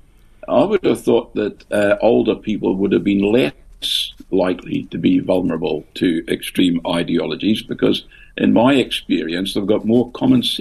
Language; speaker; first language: English; native; English